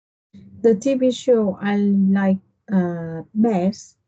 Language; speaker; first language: English; non-native, learner; Vietnamese